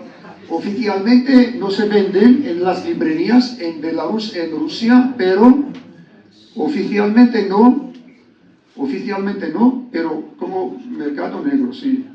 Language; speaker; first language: Spanish; non-native, learner; Georgian